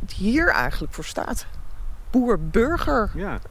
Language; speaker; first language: Dutch; native; Dutch